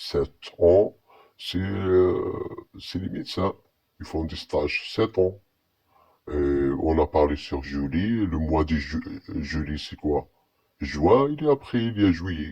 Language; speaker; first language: French; non-native, learner; Arabic